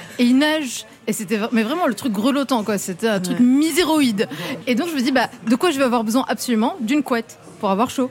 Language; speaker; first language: French; non-native, local second language; Arabic